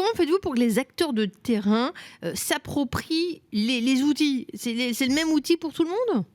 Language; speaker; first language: French; native; French